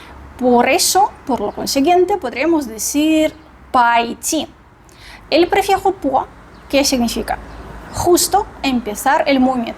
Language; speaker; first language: Spanish; non-native, fluent; Russian